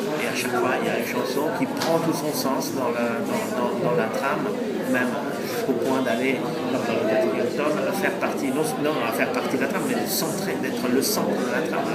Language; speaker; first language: French; non-native, fluent; Spanish